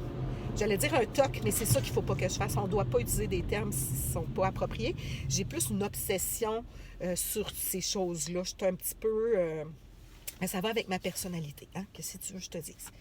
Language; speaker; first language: French; native; French